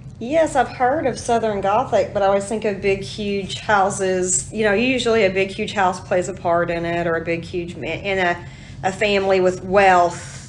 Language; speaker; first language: English; native; English